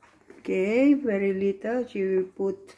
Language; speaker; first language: English; non-native, local second language; Filipino